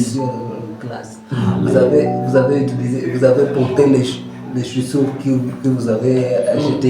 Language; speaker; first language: French; non-native, learner; Kalenjin